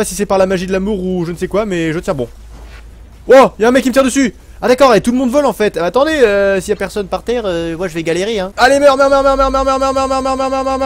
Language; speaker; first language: French; native; French